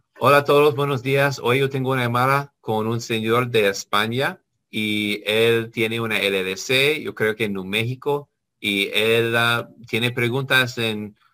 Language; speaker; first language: Spanish; non-native, learner; English